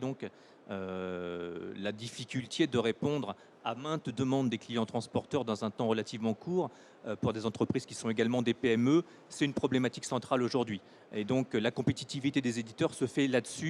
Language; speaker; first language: French; native; French